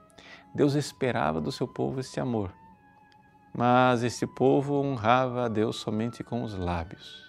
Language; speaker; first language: Portuguese; native; Portuguese